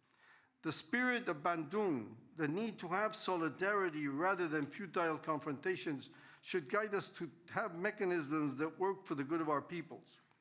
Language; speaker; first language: English; non-native, fluent; Spanish